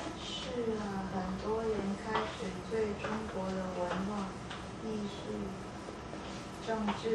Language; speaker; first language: Chinese; non-native, learner; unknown